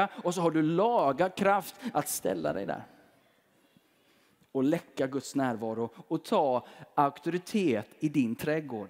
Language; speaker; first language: Swedish; native; Swedish